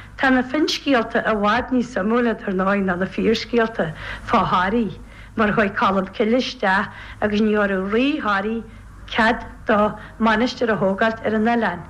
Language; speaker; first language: Irish; native; Irish